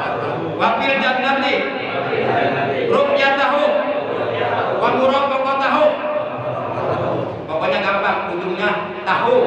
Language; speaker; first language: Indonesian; non-native, local second language; Javanese